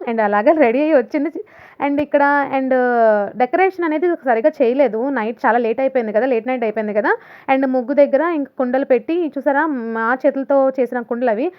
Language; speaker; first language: Telugu; non-native, local second language; Urdu